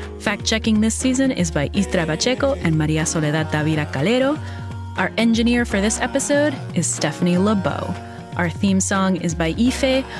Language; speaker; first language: English; early bilingual, other home language; Spanish